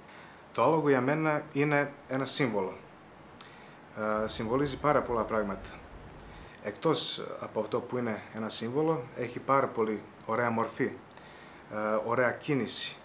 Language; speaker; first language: Greek; non-native, fluent; Serbian